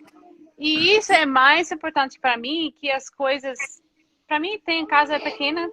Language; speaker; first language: Portuguese; non-native, fluent; English